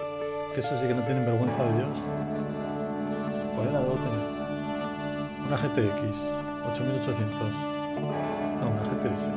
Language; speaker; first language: Spanish; native; Spanish